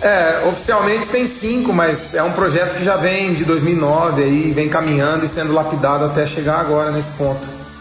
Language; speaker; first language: Portuguese; native; Portuguese